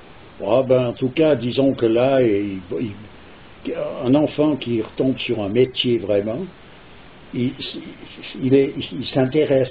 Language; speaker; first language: French; native; French